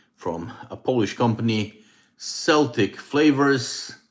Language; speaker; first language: English; non-native, fluent; Polish